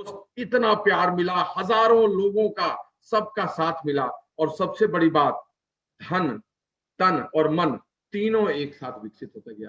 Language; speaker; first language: Hindi; native; Hindi